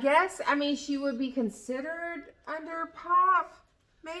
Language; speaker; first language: English; native; English